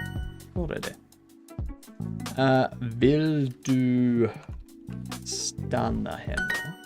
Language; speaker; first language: Swedish; non-native, learner; English